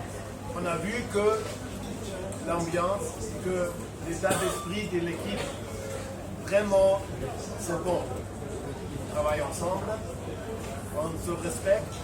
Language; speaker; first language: French; non-native, fluent; German